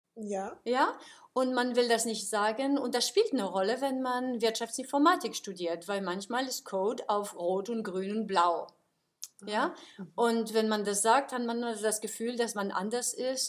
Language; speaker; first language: German; non-native, fluent; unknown